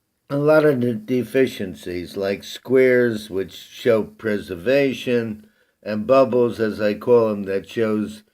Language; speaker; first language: English; native; English